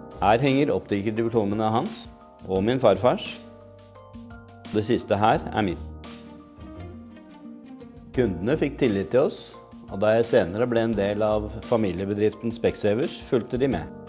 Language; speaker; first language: Norwegian; native; Norwegian